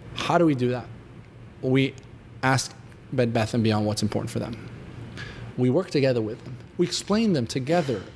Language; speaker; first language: English; non-native, fluent; Hebrew